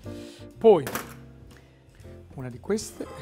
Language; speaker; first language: Italian; native; Italian